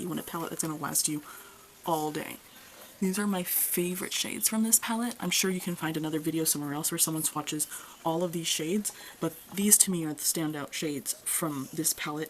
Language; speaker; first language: English; native; English